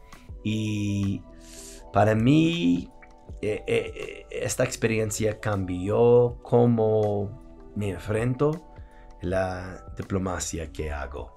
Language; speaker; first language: Spanish; non-native, fluent; English